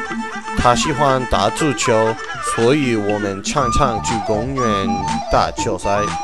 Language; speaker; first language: Chinese; non-native, learner; English